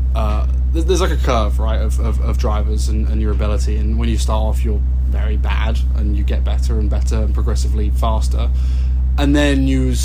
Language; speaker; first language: English; native; English